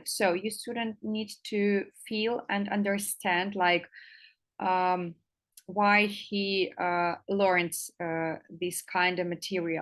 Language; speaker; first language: English; non-native, fluent; Russian